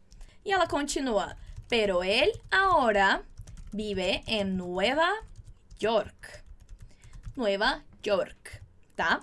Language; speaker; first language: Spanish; non-native, fluent; Portuguese